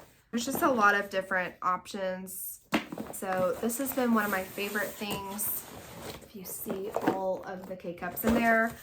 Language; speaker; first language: English; native; English